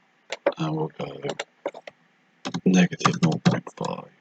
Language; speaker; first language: English; native; English